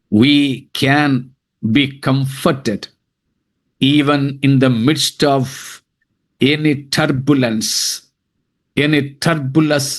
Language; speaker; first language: English; non-native, local second language; Malayalam